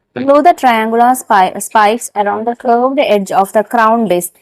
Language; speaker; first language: English; non-native, local second language; Malayalam